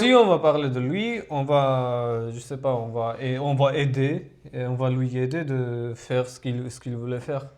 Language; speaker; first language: French; non-native, fluent; Georgian